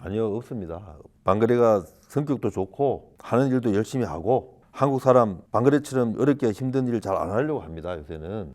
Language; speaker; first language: Korean; native; Korean